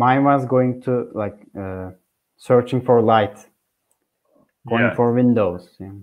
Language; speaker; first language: English; non-native, learner; Turkish